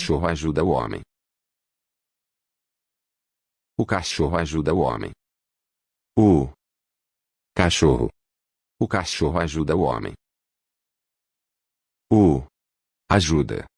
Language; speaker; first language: Portuguese; non-native, learner; English